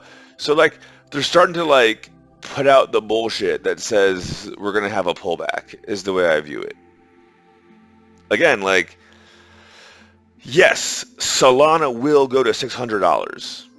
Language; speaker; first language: English; native; English